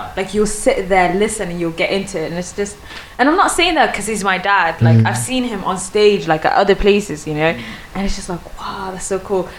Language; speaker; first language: English; non-native, fluent; Swedish